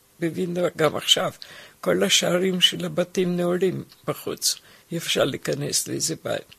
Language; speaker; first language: Hebrew; non-native, fluent; German